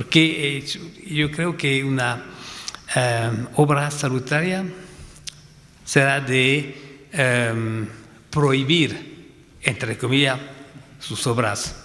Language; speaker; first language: Spanish; non-native, fluent; French